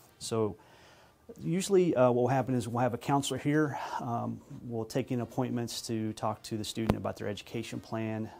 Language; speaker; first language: English; native; English